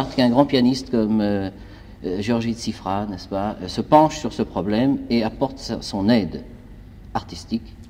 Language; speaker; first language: French; native; French